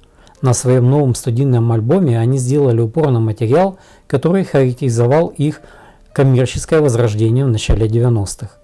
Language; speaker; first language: Russian; native; Russian